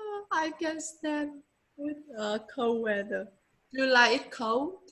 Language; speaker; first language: English; non-native, learner; Vietnamese